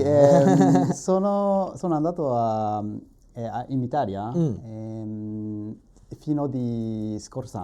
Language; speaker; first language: Italian; non-native, learner; Japanese